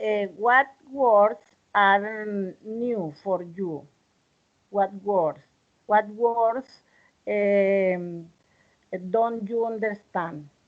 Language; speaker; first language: English; non-native, learner; Spanish